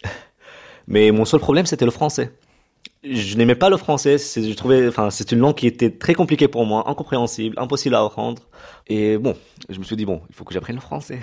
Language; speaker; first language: French; non-native, fluent; Arabic